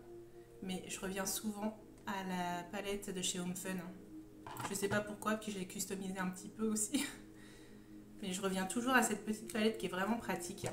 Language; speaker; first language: French; native; French